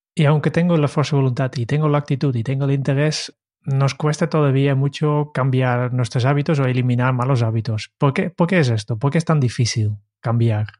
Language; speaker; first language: Spanish; non-native, fluent; Dutch